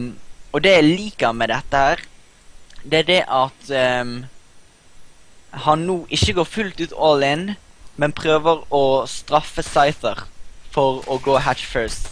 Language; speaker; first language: Norwegian; native; Norwegian